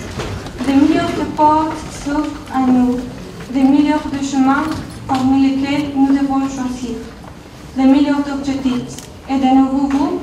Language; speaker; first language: French; non-native, learner; Spanish